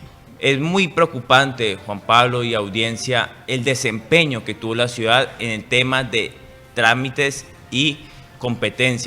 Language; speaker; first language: Spanish; native; Spanish